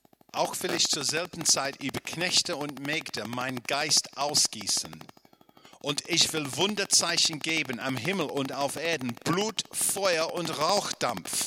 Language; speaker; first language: German; non-native, fluent; English